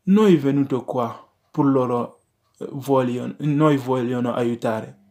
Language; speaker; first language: Italian; non-native, learner; Wolof